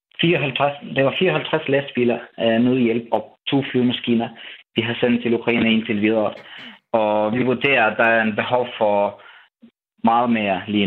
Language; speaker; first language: Danish; non-native, fluent; Ukrainian